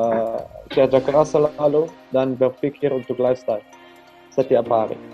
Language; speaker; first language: Indonesian; non-native, learner; Dutch